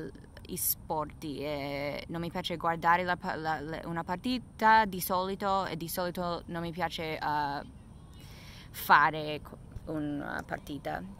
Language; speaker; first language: Italian; non-native, fluent; English